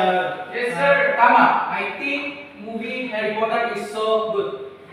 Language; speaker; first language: English; non-native, learner; Indonesian